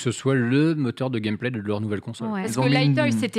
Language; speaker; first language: French; native; French